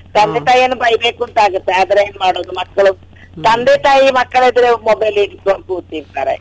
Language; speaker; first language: Kannada; non-native, local second language; Kodava